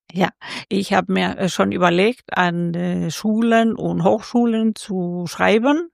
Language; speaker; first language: German; non-native, fluent; Spanish